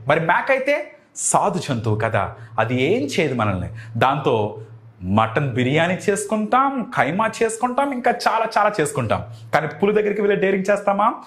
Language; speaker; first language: Telugu; native; Telugu